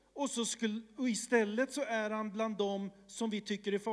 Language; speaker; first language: Swedish; early bilingual, other home language; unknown